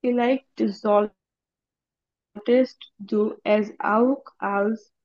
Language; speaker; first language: German; non-native, learner; Bangla